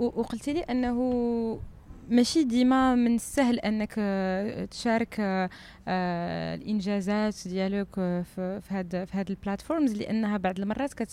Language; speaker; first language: Arabic; native; Arabic